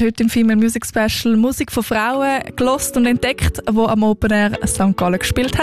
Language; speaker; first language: German; native; German